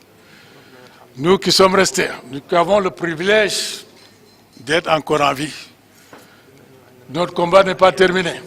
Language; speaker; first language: French; non-native, local second language; Wolof